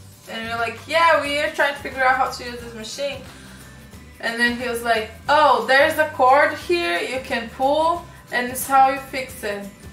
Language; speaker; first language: English; non-native, fluent; Portuguese